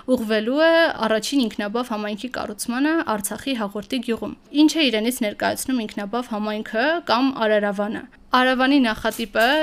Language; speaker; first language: Armenian; native; Armenian